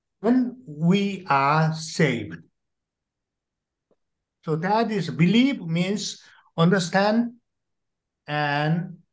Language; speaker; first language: English; non-native, learner; Korean